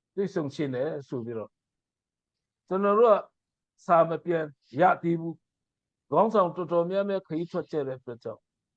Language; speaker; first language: Burmese; non-native, local second language; Mizo